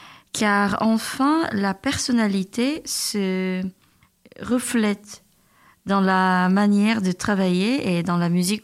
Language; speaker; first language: French; non-native, learner; Korean